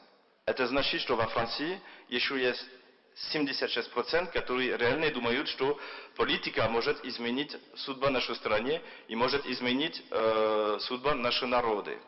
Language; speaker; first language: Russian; non-native, fluent; French